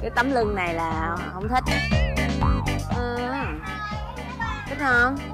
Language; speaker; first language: Vietnamese; native; Vietnamese